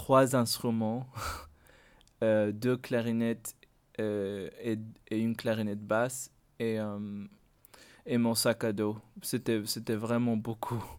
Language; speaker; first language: French; non-native, fluent; Spanish